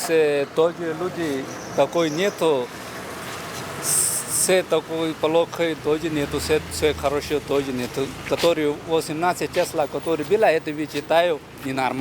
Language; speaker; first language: Russian; non-native, learner; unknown